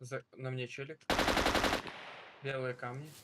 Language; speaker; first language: Russian; native; Russian